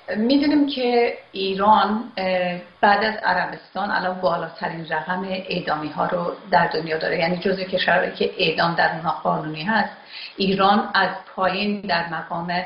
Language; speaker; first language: Persian; non-native, local second language; Azerbaijani